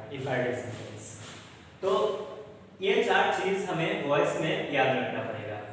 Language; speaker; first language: Hindi; non-native, local second language; Bangla